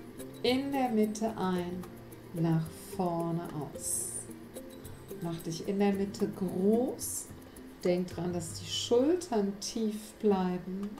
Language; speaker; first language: German; native; German